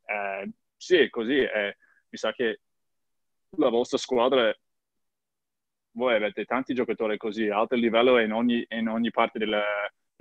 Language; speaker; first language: Italian; non-native, learner; English